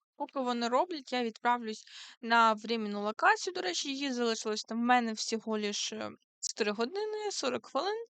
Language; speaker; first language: Ukrainian; non-native, local second language; Russian